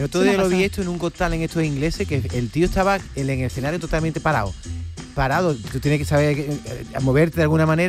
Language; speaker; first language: Spanish; native; Spanish